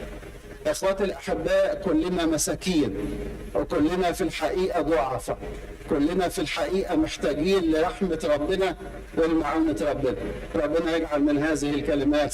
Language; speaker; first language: Arabic; native; Arabic